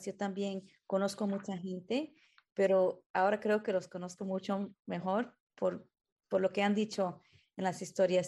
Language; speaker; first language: Spanish; early bilingual, heritage; Spanish